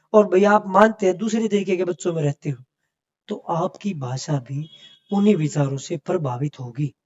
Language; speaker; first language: Hindi; native; Hindi